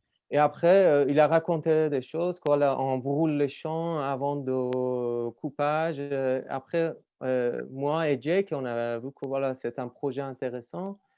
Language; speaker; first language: French; non-native, learner; Persian